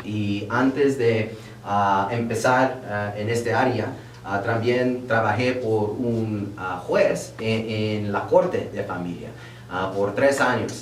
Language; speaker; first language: Spanish; early bilingual, heritage; Spanish